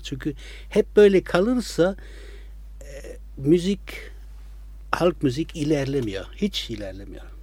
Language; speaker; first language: Turkish; non-native, fluent; Italian